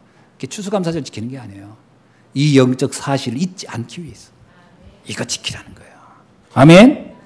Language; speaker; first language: Korean; native; Korean